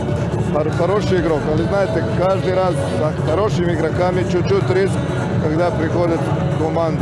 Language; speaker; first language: Russian; non-native, learner; Serbian